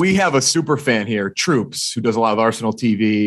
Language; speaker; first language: English; native; English